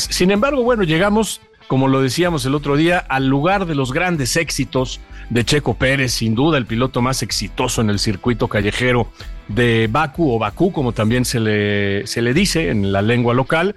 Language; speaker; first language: Spanish; native; Spanish